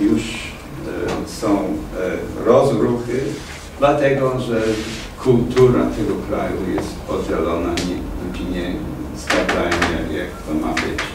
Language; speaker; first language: Polish; non-native, fluent; English